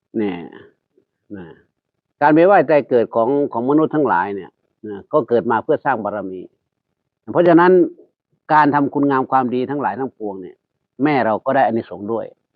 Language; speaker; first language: Thai; native; Thai